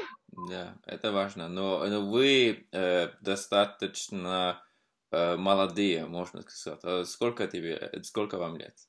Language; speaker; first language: Russian; non-native, fluent; Norwegian